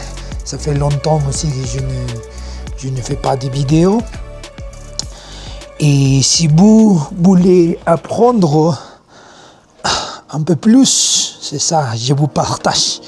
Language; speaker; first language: French; non-native, learner; Spanish